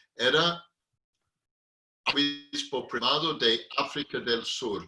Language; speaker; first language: Spanish; non-native, fluent; English